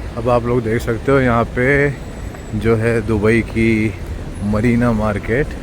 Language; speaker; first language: Hindi; native; Hindi